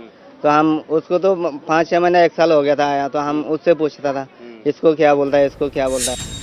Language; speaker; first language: Hindi; non-native, fluent; Rohingya